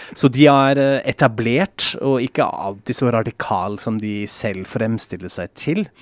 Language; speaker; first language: Norwegian; non-native, fluent; German